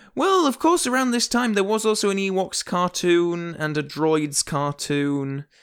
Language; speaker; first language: English; native; English